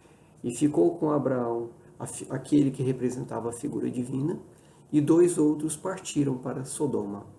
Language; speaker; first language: Portuguese; native; Portuguese